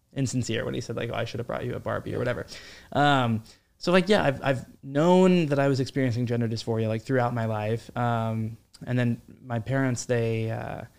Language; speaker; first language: English; native; English